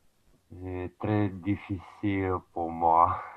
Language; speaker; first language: French; non-native, learner; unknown